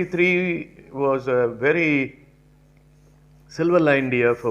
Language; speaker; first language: English; non-native, local second language; Tamil